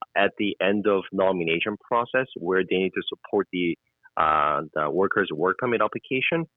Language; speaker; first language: English; non-native, fluent; Korean